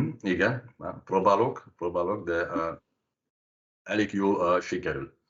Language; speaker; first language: Hungarian; non-native, learner; Dutch